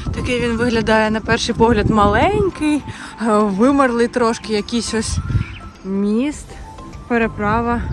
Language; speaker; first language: Ukrainian; native; Ukrainian